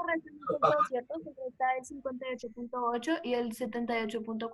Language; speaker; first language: Spanish; native; Spanish